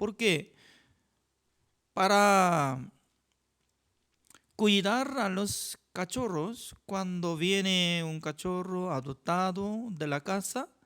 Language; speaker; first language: Spanish; non-native, fluent; Korean